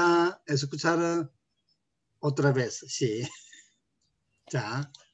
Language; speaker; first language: Spanish; non-native, learner; Korean